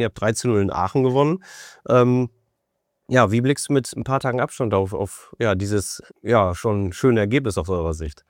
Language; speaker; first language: German; native; German